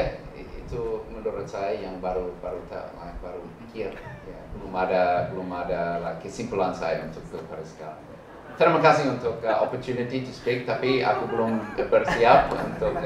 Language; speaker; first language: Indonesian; non-native, learner; English